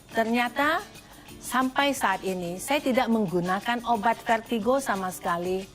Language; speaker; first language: Indonesian; native; Indonesian